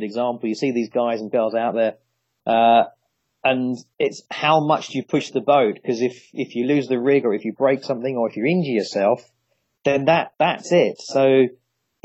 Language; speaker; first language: English; native; English